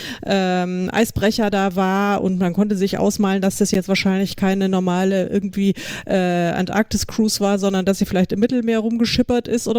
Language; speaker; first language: German; native; German